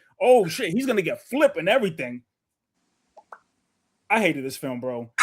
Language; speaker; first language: English; native; English